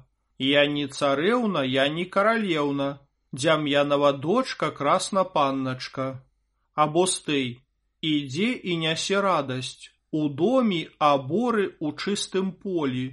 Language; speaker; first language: Belarusian; native; Belarusian